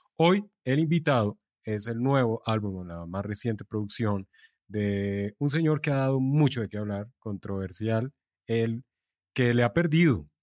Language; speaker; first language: Spanish; native; Spanish